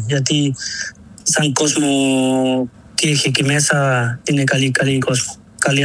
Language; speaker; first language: Greek; non-native, learner; Spanish